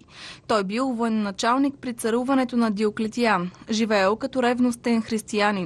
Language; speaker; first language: Bulgarian; native; Bulgarian